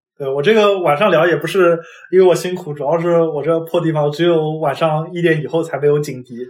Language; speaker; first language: Chinese; non-native, local second language; Wu Chinese